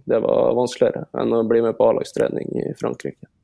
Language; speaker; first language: Norwegian; native; Norwegian